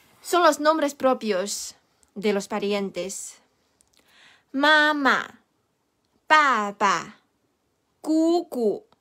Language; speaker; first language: Spanish; non-native, fluent; Chinese